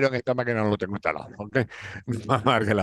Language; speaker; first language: Spanish; native; Spanish